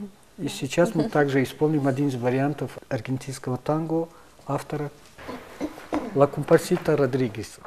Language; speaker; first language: Russian; non-native, local second language; Tajik